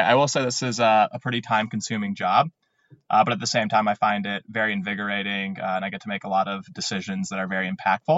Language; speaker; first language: English; native; English